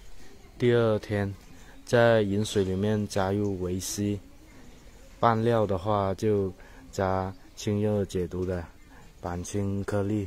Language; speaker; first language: Chinese; non-native, local second language; Cantonese